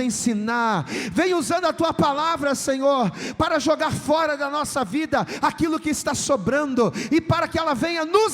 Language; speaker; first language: Portuguese; native; Portuguese